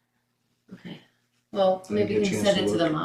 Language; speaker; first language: English; native; English